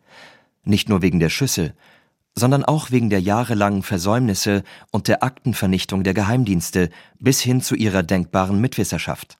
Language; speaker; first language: German; native; German